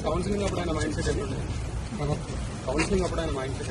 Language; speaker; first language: Telugu; native; Telugu